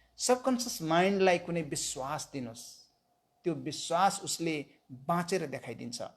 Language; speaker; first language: Nepali; non-native, local second language; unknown